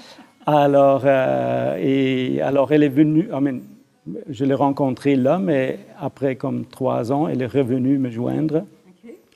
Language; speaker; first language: French; non-native, fluent; German